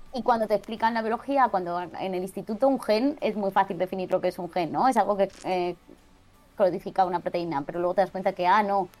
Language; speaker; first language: Spanish; native; Spanish